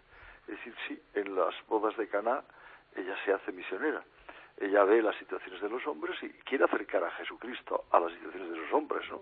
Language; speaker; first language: Spanish; native; Spanish